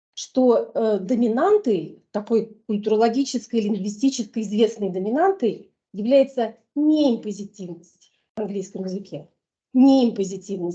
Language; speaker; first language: Russian; native; Russian